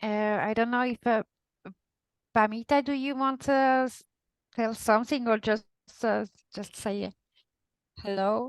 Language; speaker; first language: English; non-native, fluent; Italian